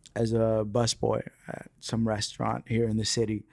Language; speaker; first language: English; early bilingual, other home language; Spanish